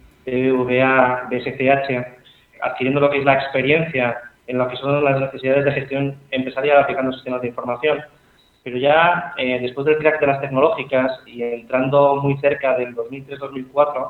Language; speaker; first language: Spanish; native; Spanish